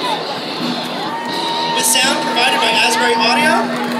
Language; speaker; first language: English; native; English